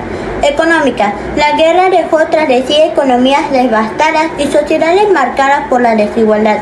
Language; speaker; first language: Spanish; native; Spanish